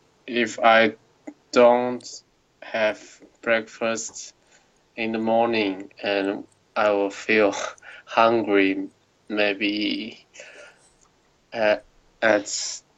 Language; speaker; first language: English; non-native, learner; Chinese